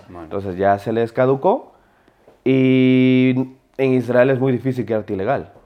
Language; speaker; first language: Spanish; native; Spanish